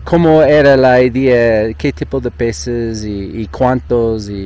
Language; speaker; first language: Spanish; non-native, learner; English